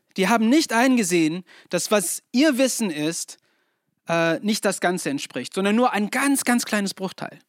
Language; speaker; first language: German; non-native, fluent; English